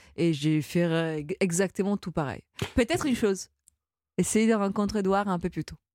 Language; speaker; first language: French; non-native, fluent; Italian